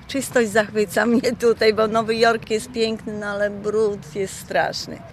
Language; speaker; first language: Polish; native; Polish